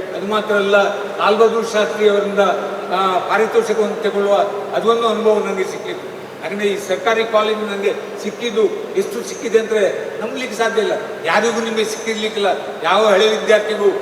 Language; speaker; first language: Kannada; non-native, local second language; Konkani